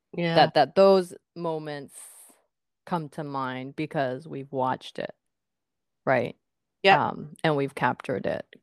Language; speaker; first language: English; non-native, fluent; Japanese